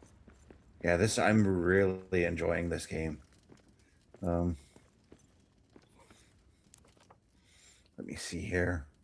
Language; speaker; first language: English; native; English